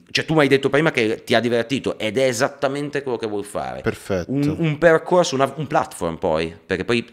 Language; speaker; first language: Italian; native; Italian